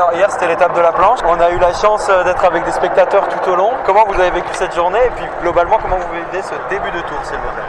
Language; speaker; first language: French; native; French